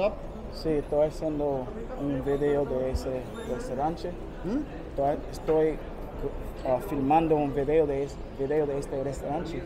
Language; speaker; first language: Spanish; non-native, learner; English